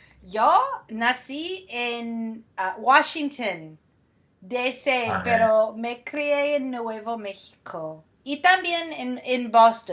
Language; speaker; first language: Spanish; non-native, fluent; English